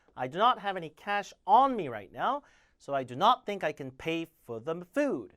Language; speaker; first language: English; non-native, fluent; Korean